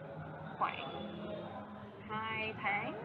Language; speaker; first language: Vietnamese; non-native, fluent; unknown